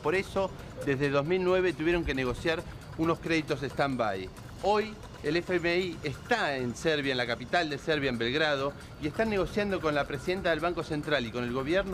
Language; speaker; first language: Spanish; native; Spanish